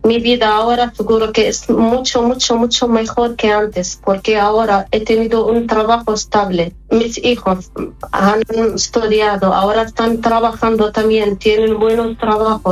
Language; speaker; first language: Spanish; non-native, fluent; Arabic